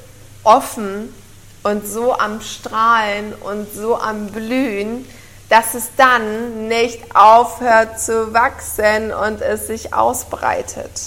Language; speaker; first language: German; native; German